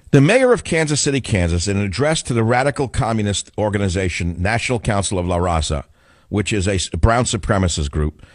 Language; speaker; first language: English; native; English